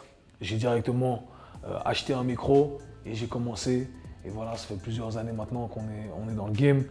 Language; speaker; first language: French; native; French